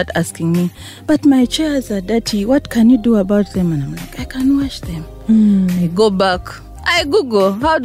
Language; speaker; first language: English; non-native, local second language; Ganda